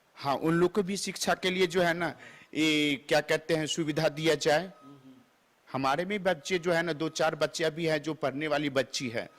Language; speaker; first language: Hindi; native; Hindi